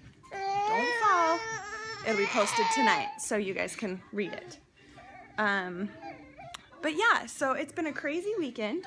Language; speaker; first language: English; native; English